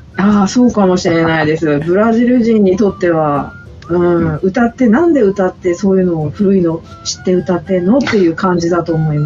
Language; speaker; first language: Japanese; native; Japanese